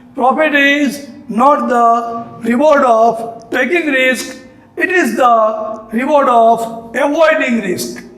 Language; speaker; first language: English; non-native, local second language; Gujarati